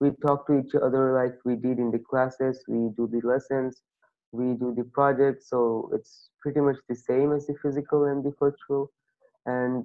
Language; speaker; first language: English; non-native, local second language; Bangla